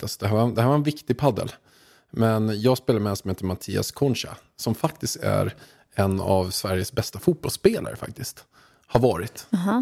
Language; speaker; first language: Swedish; native; Swedish